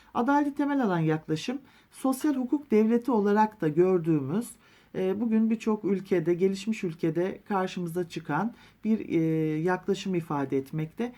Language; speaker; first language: Turkish; native; Turkish